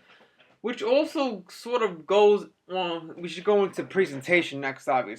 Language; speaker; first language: English; native; English